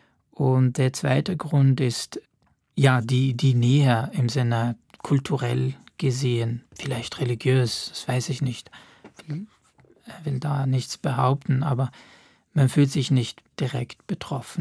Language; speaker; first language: German; non-native, fluent; Arabic